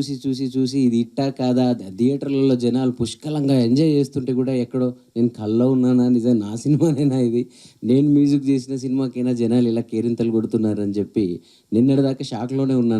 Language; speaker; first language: Telugu; native; Telugu